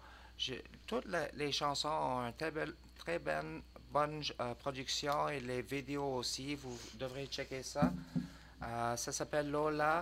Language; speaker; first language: French; non-native, learner; English